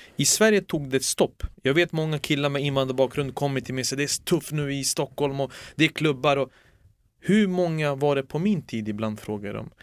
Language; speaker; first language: Swedish; early bilingual, other home language; Serbian